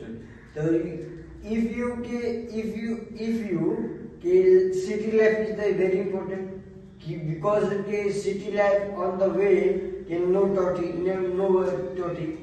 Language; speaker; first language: English; non-native, learner; Hindi